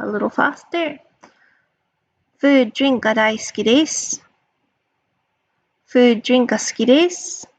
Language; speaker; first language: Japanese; non-native, fluent; English